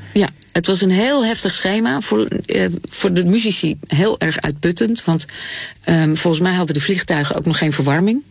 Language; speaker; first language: Dutch; native; Dutch